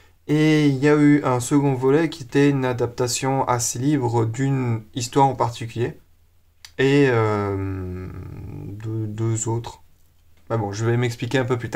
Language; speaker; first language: French; native; French